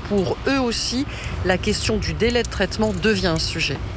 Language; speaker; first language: French; native; French